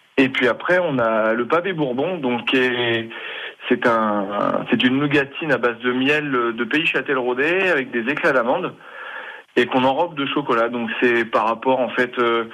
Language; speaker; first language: French; native; French